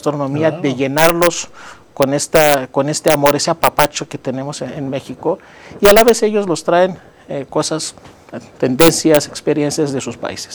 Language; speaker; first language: Spanish; non-native, fluent; Greek